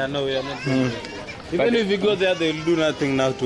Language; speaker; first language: English; non-native, local second language; Swahili